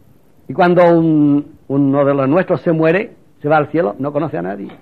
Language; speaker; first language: Spanish; native; Spanish